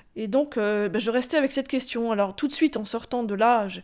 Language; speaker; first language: French; native; French